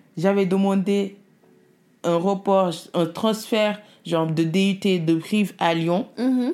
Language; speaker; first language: French; non-native, local second language; Wolof